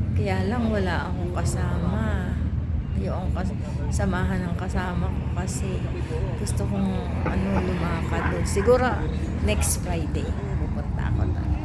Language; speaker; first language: Filipino; non-native, local second language; Cebuano